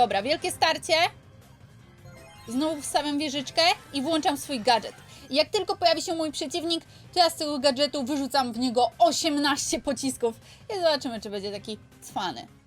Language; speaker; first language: Polish; native; Polish